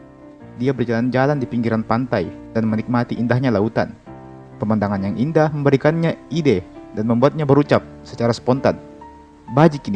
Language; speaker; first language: Indonesian; native; Indonesian